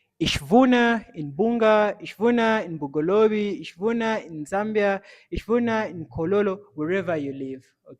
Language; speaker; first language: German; non-native, fluent; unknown